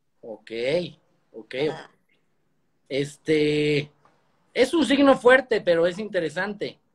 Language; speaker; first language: Portuguese; non-native, learner; Spanish